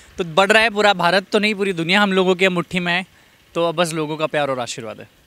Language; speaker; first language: Hindi; native; Hindi